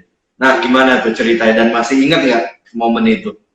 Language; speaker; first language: Indonesian; native; Indonesian